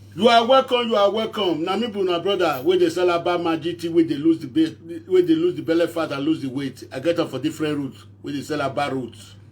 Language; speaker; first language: Nigerian Pidgin; non-native, local second language; Bini